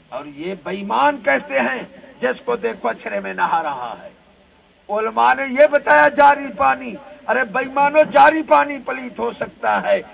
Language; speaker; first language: Urdu; non-native, local second language; Punjabi